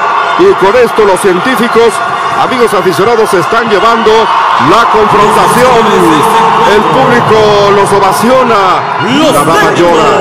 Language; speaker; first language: Spanish; native; Spanish